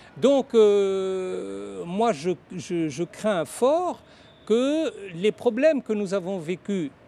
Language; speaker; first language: French; non-native, local second language; Arabic